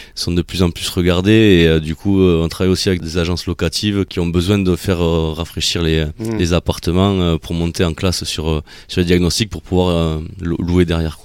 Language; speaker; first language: French; native; French